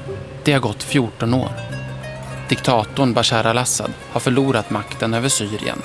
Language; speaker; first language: Swedish; native; Swedish